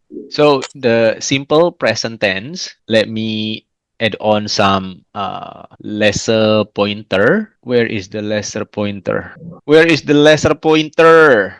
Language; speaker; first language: English; non-native, fluent; Indonesian